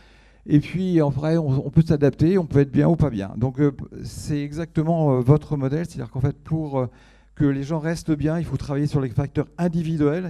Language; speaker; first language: French; native; French